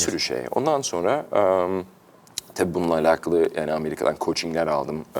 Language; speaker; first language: Turkish; early bilingual, heritage; Turkish